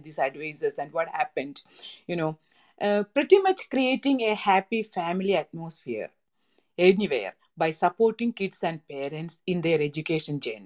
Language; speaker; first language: English; non-native, local second language; Malayalam